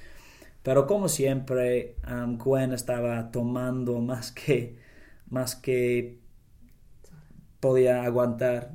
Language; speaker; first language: Spanish; non-native, learner; English